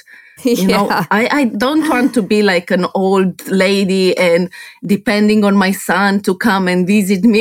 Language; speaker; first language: English; non-native, fluent; Romanian